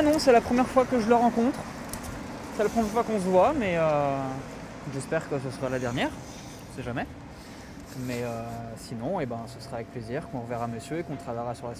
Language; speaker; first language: French; native; French